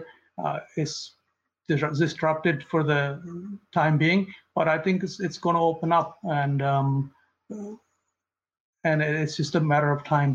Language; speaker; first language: English; non-native, local second language; Punjabi